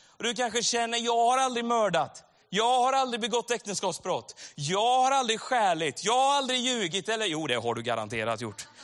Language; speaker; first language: Swedish; native; Swedish